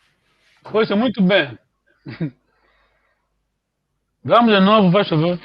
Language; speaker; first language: Portuguese; non-native, fluent; Kongo